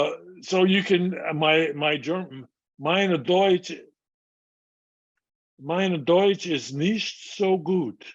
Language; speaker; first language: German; non-native, learner; English